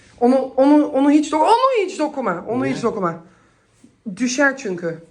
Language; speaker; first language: Turkish; early bilingual, heritage; Turkish